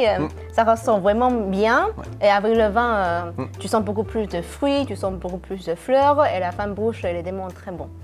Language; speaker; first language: French; non-native, fluent; Chinese